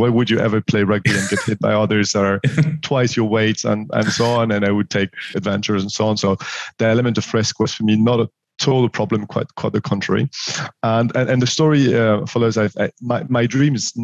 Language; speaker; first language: English; non-native, fluent; French